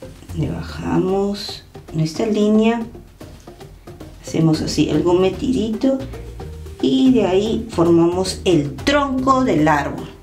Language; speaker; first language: Spanish; native; Spanish